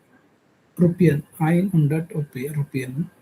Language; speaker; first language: German; non-native, learner; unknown